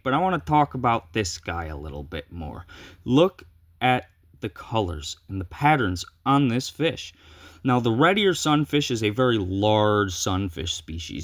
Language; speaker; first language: English; native; English